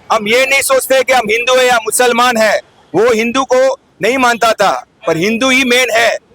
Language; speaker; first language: Hindi; non-native, local second language; Tamil